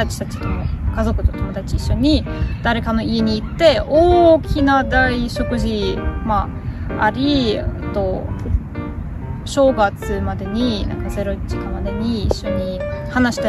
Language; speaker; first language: Japanese; non-native, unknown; Russian